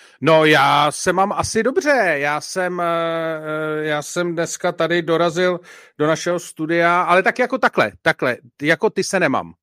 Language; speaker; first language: Czech; native; Czech